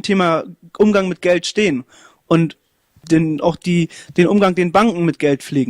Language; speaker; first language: German; native; German